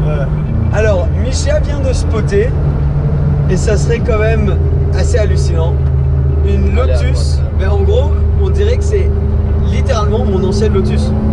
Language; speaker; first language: French; native; French